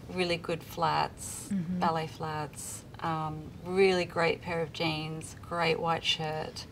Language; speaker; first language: English; native; English